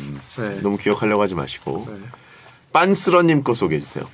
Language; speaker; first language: Korean; native; Korean